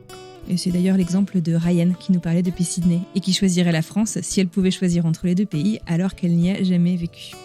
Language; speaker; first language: French; native; French